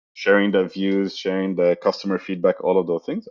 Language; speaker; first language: English; non-native, fluent; Arabic